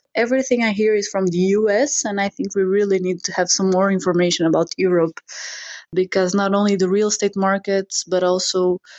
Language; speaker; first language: English; non-native, fluent; Portuguese